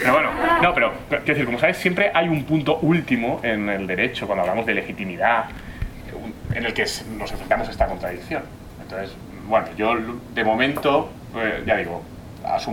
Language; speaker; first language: Spanish; native; Spanish